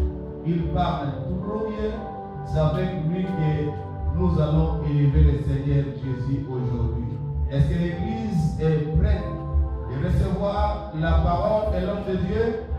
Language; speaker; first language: French; non-native, local second language; Lingala